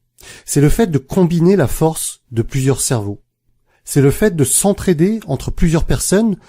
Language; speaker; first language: French; native; French